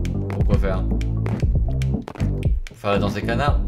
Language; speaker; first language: French; native; French